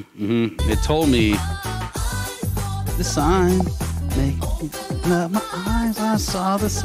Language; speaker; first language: English; native; English